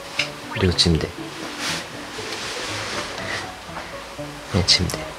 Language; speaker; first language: Korean; non-native, fluent; Japanese